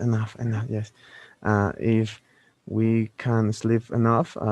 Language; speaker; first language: English; non-native, learner; Spanish